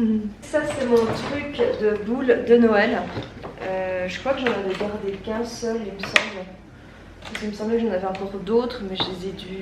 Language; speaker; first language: French; native; French